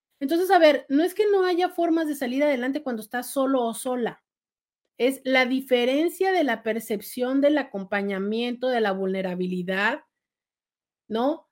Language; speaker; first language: Spanish; native; Spanish